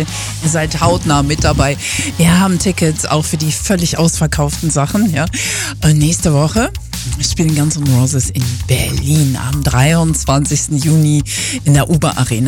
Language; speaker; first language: German; native; German